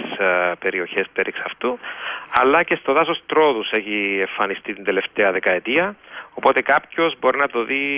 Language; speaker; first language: Greek; native; Greek